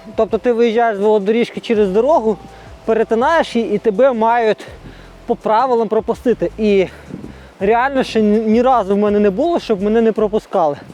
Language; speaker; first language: Ukrainian; non-native, local second language; Russian